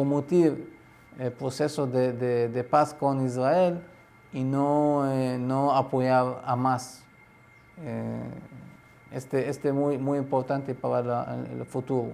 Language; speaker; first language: Spanish; non-native, learner; Arabic